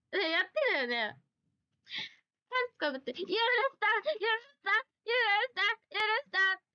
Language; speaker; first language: Japanese; native; Japanese